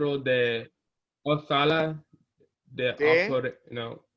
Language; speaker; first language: Spanish; non-native, learner; English